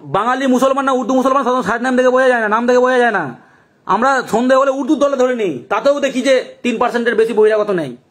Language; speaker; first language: Bangla; native; Bangla